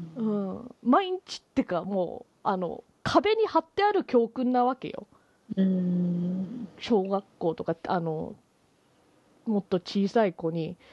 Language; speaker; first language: Japanese; native; Japanese